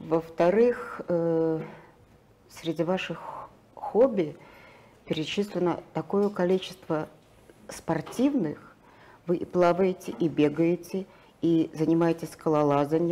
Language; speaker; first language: Russian; native; Russian